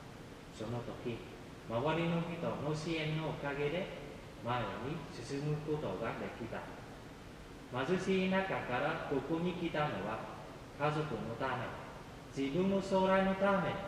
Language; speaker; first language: Japanese; non-native, fluent; Vietnamese